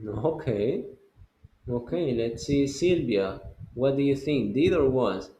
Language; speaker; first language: English; non-native, fluent; Spanish